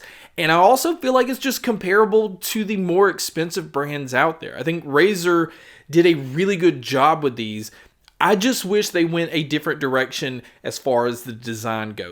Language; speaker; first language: English; native; English